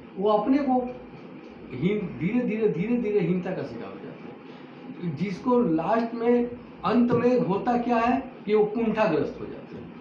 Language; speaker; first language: Hindi; native; Hindi